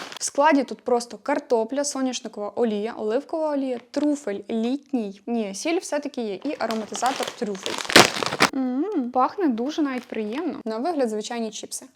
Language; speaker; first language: Ukrainian; non-native, local second language; Russian